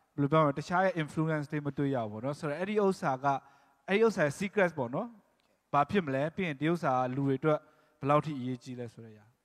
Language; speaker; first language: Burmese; non-native, local second language; Tedim Chin